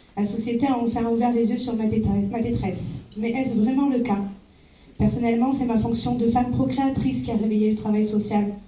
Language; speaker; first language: French; early bilingual, other home language; Arabic